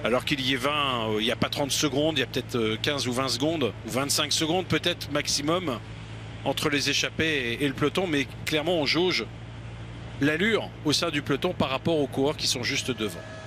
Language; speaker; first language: French; native; French